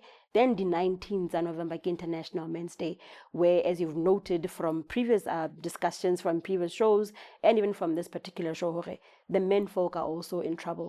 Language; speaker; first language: English; non-native, local second language; Southern Sotho